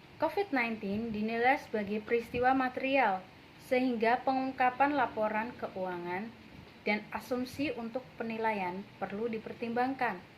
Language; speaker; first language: Indonesian; native; Indonesian